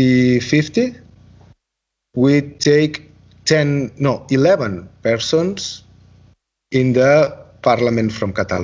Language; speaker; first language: English; non-native, learner; Catalan